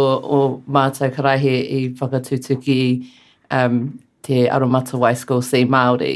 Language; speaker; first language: Māori; non-native, learner; English